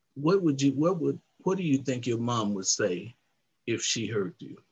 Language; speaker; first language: English; native; English